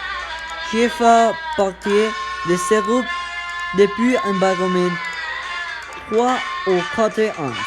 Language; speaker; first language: French; non-native, learner; Spanish